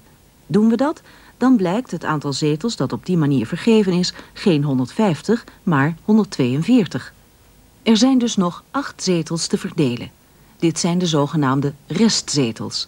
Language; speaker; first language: Dutch; native; Dutch